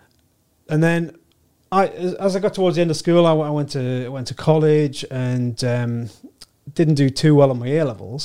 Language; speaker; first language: English; native; English